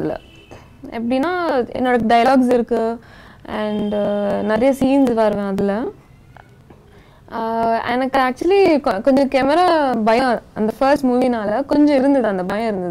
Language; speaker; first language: Tamil; non-native, local second language; Telugu